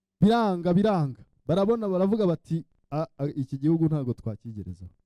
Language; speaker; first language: Kinyarwanda; early bilingual, heritage; Kinyarwanda